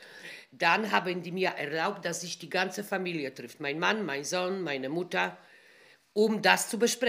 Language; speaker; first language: German; non-native, fluent; Polish